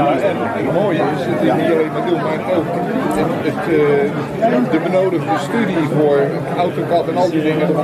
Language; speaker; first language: Dutch; native; Dutch